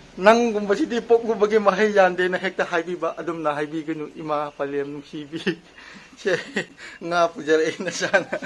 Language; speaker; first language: Manipuri; native; Manipuri